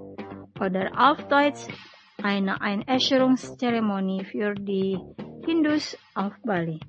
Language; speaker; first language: German; non-native, fluent; Indonesian